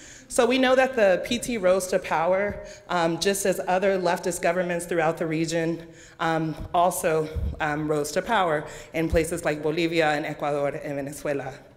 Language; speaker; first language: English; native; English